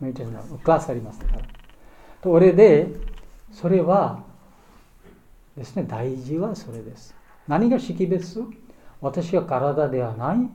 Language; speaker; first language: Japanese; non-native, learner; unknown